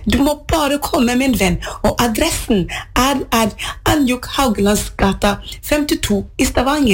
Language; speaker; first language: Norwegian; non-native, fluent; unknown